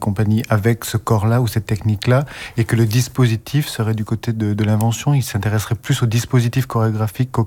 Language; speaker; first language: French; native; French